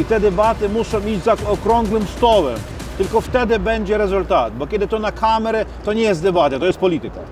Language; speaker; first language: Polish; non-native, fluent; Ukrainian